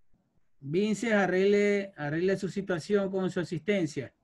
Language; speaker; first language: Spanish; native; Spanish